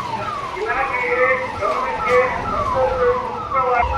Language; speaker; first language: Kannada; native; Kannada